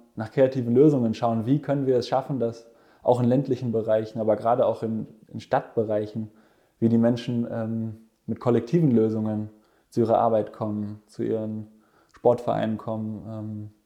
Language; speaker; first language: German; native; German